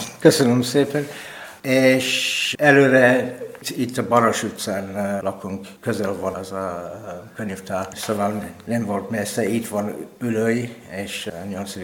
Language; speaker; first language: Hungarian; non-native, learner; English